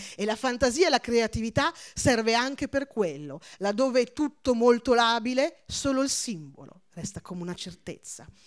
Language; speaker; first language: Italian; early bilingual, other home language; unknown